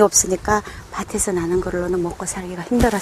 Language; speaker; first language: Korean; native; Korean